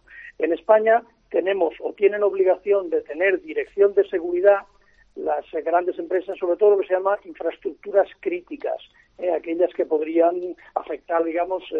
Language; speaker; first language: Spanish; native; Spanish